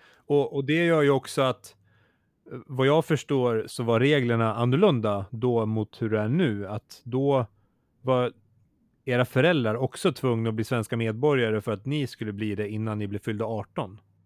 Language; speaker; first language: Swedish; native; Swedish